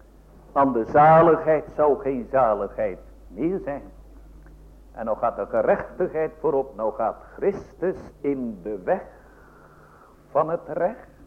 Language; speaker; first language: Dutch; native; Dutch